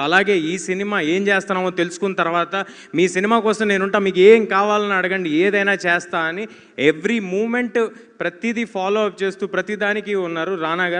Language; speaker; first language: Telugu; native; Telugu